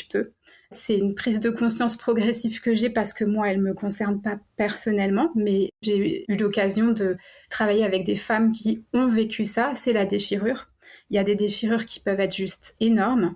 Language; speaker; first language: French; native; French